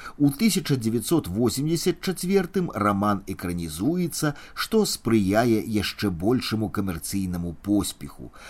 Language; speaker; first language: Belarusian; native; Belarusian